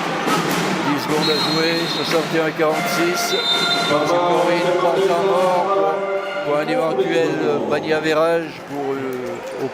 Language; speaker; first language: French; native; French